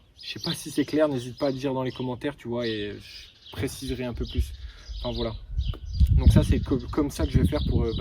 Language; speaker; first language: French; native; French